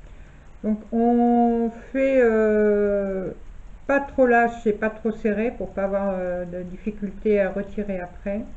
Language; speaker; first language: French; native; French